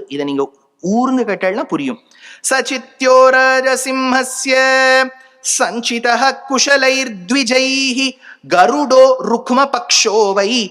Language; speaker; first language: Tamil; native; Tamil